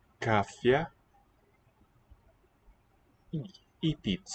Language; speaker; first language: Russian; non-native, learner; English